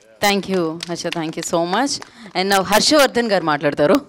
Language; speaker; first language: Telugu; native; Telugu